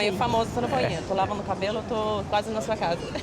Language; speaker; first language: Portuguese; non-native, fluent; English